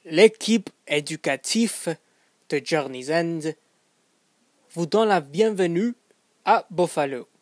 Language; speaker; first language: French; non-native, fluent; English